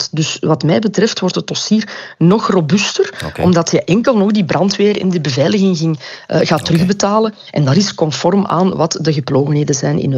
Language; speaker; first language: Dutch; native; Dutch